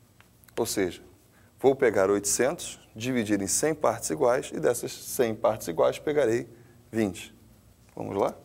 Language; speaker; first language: Portuguese; native; Portuguese